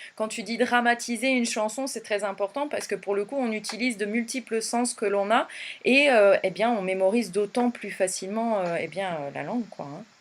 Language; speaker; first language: French; native; French